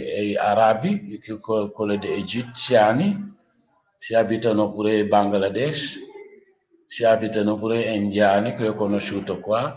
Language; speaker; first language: Italian; non-native, learner; Wolof